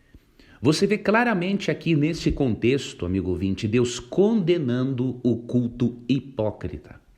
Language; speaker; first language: Portuguese; native; Portuguese